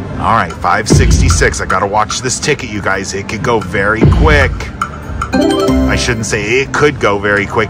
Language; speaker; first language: English; native; English